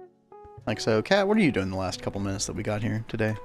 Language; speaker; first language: English; native; English